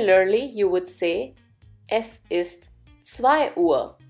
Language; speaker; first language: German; non-native, fluent; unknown